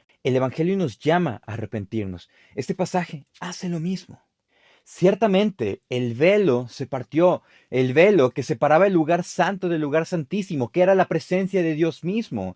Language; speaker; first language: Spanish; native; Spanish